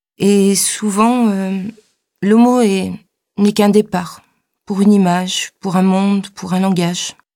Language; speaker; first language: French; native; French